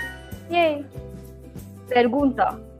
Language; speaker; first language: Spanish; non-native, learner; Hindi